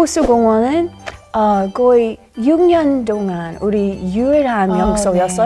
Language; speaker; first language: Korean; non-native, learner; English